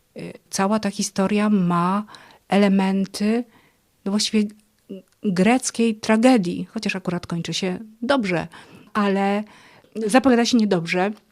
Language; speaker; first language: Polish; native; Polish